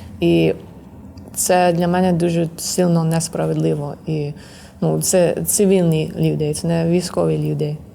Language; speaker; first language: Ukrainian; non-native, learner; English